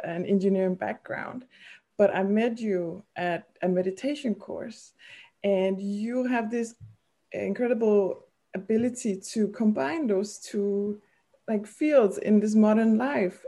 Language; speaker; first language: English; non-native, fluent; Danish